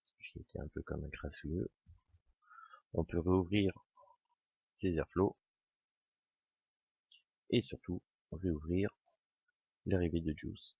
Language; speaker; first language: French; native; French